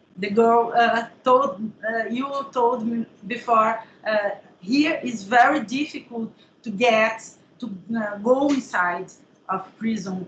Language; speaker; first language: English; non-native, learner; Portuguese